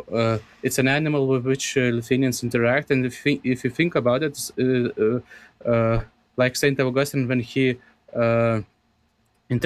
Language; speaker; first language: English; non-native, fluent; Lithuanian